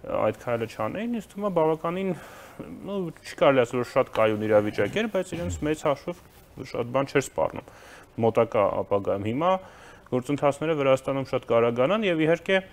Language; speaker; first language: Armenian; native; Armenian